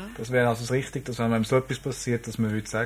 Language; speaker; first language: German; native; German